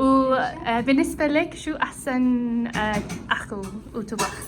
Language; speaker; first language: Arabic; non-native, learner; English